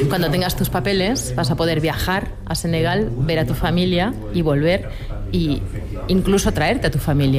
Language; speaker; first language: Spanish; native; Spanish